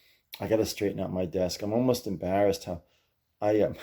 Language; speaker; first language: English; native; English